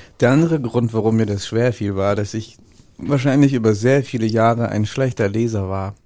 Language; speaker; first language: German; early bilingual, other home language; Russian